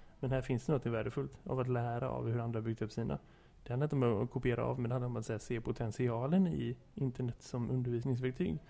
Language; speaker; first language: Swedish; native; Swedish